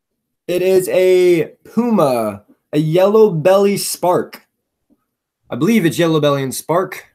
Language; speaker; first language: English; native; English